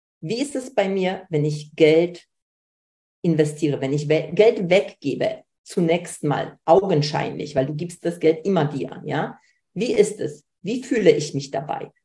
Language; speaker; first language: German; early bilingual, other home language; Polish